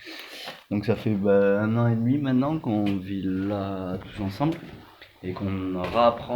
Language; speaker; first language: French; native; French